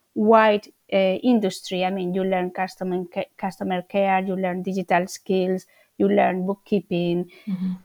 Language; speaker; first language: English; non-native, fluent; Spanish